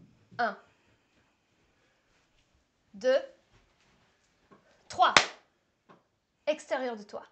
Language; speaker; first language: French; native; French